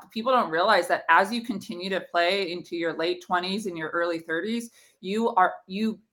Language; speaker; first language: English; native; English